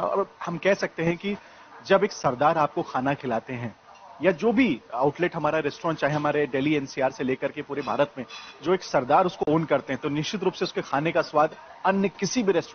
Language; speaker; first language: Hindi; native; Hindi